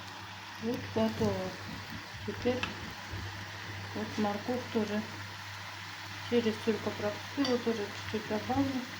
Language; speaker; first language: Russian; non-native, local second language; Kyrgyz